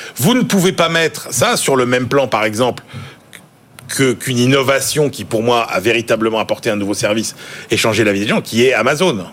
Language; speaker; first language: French; native; French